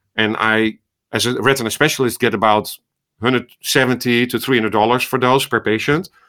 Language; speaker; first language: English; non-native, fluent; Dutch